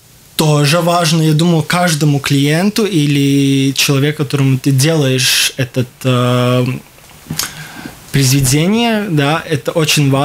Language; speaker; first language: Russian; non-native, local second language; Latvian